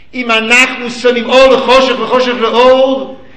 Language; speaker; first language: Hebrew; early bilingual, other home language; English